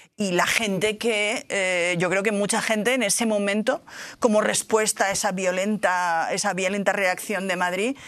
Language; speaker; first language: Spanish; native; Spanish